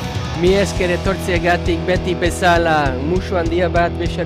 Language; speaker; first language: Basque; non-native, learner; English